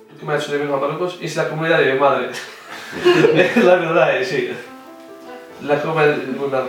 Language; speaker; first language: Spanish; non-native, fluent; Arabic